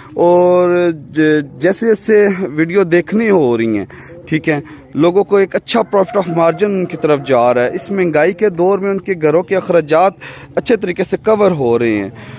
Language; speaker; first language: Urdu; non-native, local second language; Punjabi